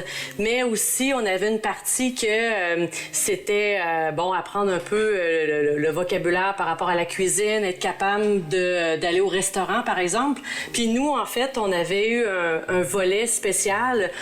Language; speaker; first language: French; native; French